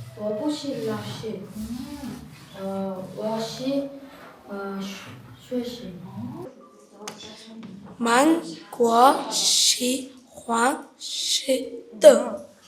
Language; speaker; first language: Chinese; non-native, learner; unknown